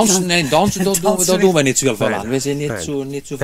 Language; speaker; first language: Dutch; native; Dutch